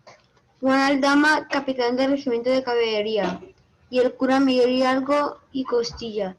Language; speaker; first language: Spanish; native; Spanish